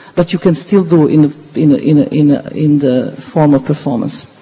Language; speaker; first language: English; non-native, fluent; Dutch